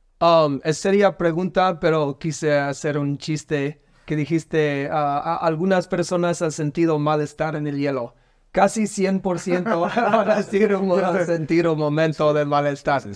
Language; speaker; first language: Spanish; non-native, learner; English